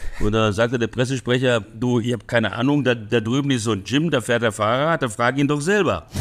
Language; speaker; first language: German; early bilingual, other home language; Hungarian